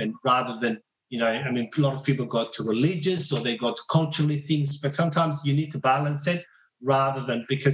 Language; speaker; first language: English; non-native, fluent; Somali